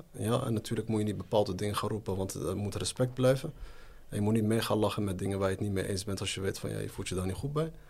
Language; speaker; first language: Dutch; native; Dutch